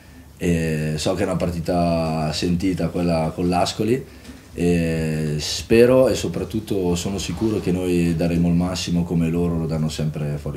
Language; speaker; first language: Italian; native; Italian